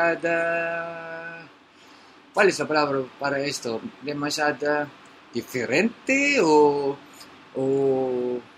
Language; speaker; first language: Spanish; non-native, learner; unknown